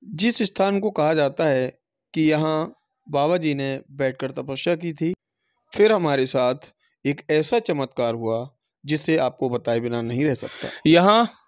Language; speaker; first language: Hindi; native; Hindi